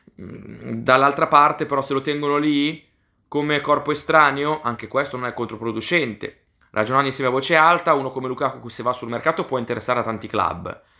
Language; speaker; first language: Italian; native; Italian